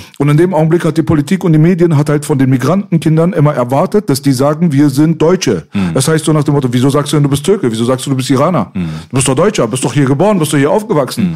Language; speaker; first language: German; early bilingual, other home language; Persian